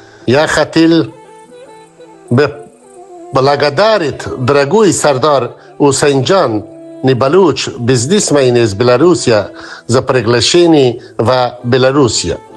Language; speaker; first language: Russian; non-native, learner; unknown